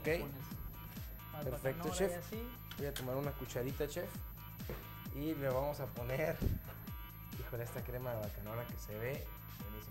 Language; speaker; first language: Spanish; native; Spanish